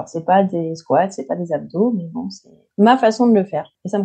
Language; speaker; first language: French; native; French